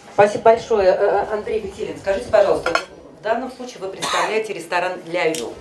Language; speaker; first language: Russian; native; Russian